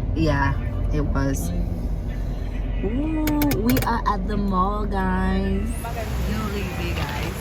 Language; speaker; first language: English; early bilingual, heritage; Haitian Creole